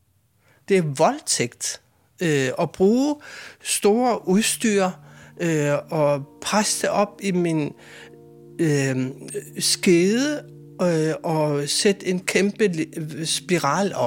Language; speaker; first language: Swedish; non-native, fluent; Kalaallisut